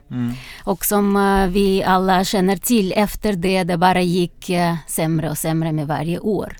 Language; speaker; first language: Swedish; non-native, fluent; Russian